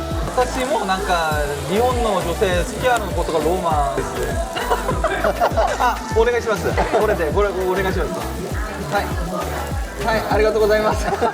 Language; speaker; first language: Japanese; non-native, learner; Korean